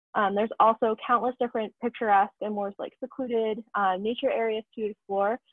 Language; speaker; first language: English; native; English